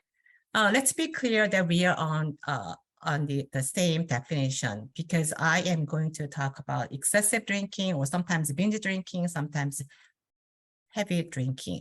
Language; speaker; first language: English; non-native, fluent; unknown